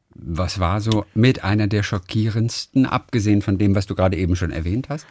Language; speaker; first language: German; native; German